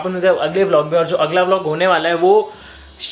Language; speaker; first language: Hindi; native; Hindi